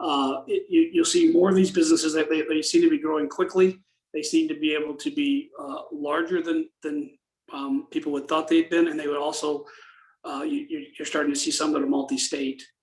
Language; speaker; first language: English; native; English